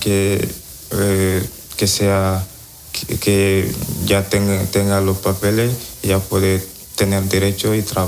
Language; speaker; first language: Spanish; non-native, learner; Wolof